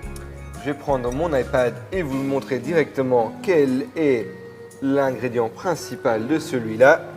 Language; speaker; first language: French; native; French